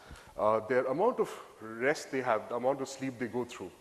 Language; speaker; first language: English; non-native, local second language; Bangla